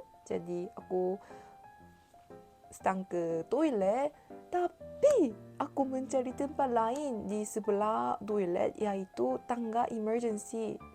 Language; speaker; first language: Indonesian; non-native, learner; Korean